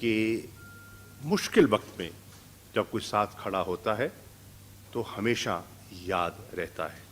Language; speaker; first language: Urdu; non-native, local second language; Saraiki